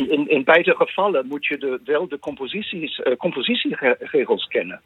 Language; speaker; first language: Dutch; non-native, fluent; English